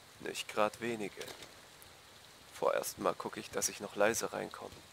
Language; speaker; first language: German; native; German